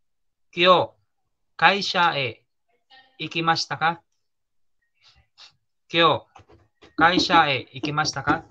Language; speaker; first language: Japanese; non-native, fluent; Filipino